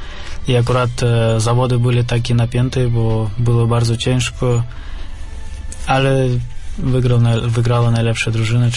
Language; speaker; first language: Polish; non-native, fluent; Russian